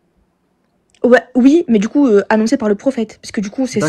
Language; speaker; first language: French; native; French